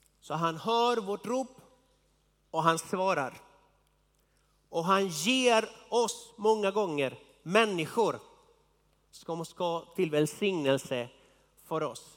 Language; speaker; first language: Swedish; non-native, fluent; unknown